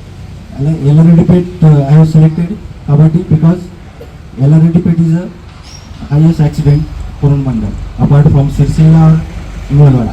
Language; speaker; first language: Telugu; non-native, learner; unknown